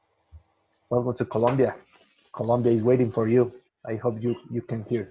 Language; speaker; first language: English; non-native, learner; Spanish